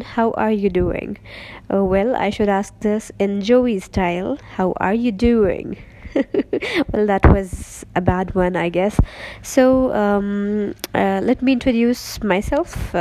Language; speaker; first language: English; non-native, local second language; Urdu